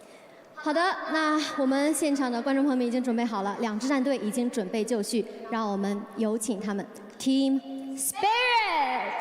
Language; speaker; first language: Chinese; native; Chinese